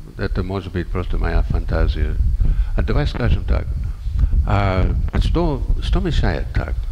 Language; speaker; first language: Russian; non-native, fluent; English